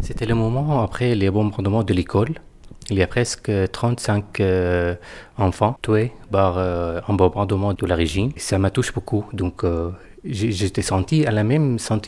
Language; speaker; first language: French; non-native, fluent; Arabic